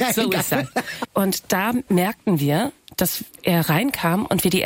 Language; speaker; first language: German; non-native, local second language; Low German